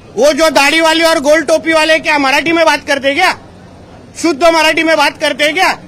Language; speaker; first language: Hindi; non-native, local second language; Marathi